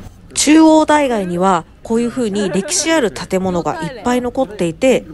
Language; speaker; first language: Japanese; native; Japanese